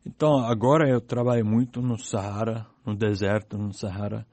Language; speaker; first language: Portuguese; non-native, learner; English